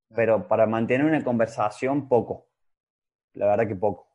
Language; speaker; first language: Spanish; native; Spanish